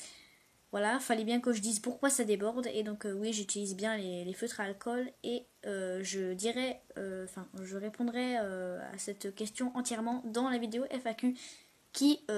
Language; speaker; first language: French; native; French